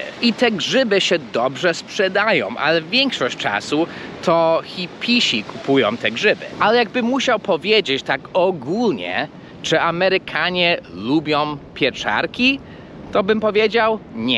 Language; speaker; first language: Polish; early bilingual, heritage; Polish